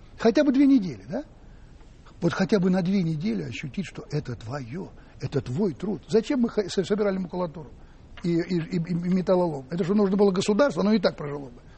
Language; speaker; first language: Russian; native; Russian